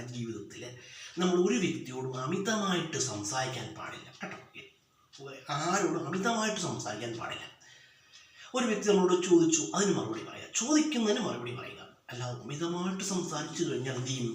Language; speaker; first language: Malayalam; native; Malayalam